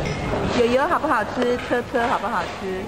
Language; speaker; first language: Chinese; native; Chinese